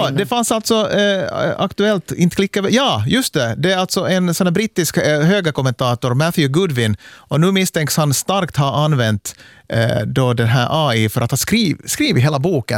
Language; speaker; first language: Swedish; native; Swedish